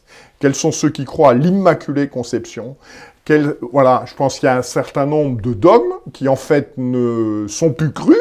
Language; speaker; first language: French; native; French